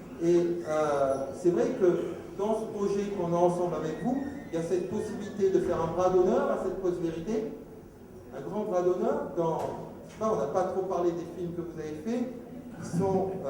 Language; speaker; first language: French; native; French